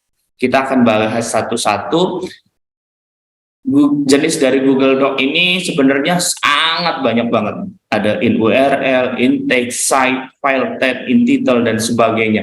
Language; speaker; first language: Indonesian; native; Indonesian